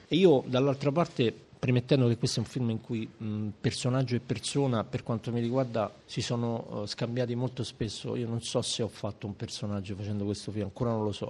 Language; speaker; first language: Italian; native; Italian